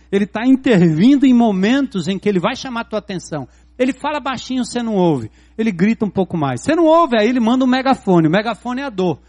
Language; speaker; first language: Portuguese; native; Portuguese